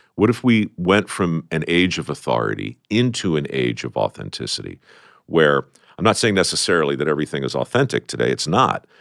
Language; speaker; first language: English; native; English